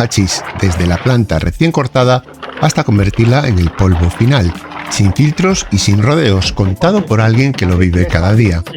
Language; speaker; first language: Spanish; native; Spanish